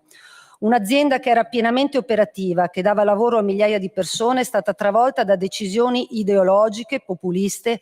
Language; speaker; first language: Italian; native; Italian